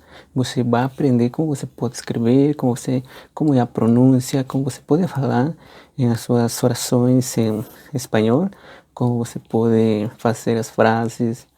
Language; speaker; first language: Portuguese; non-native, fluent; Spanish